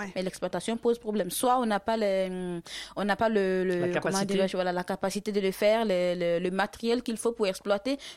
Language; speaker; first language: French; non-native, local second language; Dyula